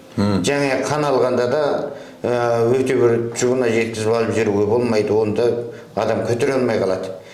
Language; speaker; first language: Kazakh; early bilingual, heritage; Kazakh